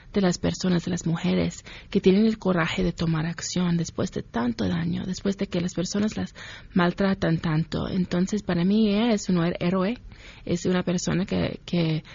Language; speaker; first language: Spanish; early bilingual, heritage; Spanish